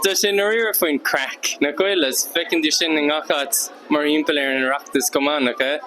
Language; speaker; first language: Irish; non-native, local second language; English